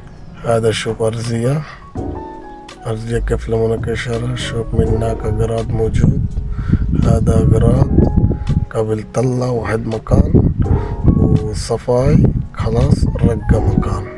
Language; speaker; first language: Arabic; non-native, learner; Bangla